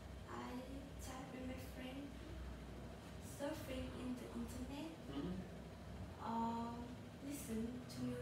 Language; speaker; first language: English; non-native, learner; Vietnamese